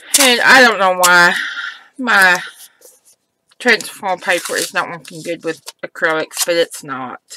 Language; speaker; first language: English; native; English